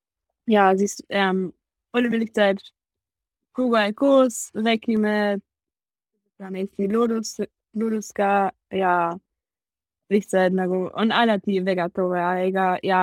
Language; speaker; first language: Estonian; non-native, learner; German